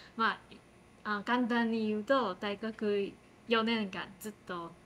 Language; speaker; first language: Japanese; non-native, fluent; Chinese